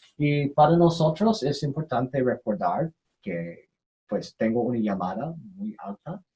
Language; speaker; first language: Spanish; non-native, learner; English